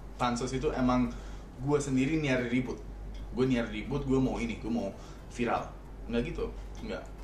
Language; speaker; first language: Indonesian; non-native, fluent; English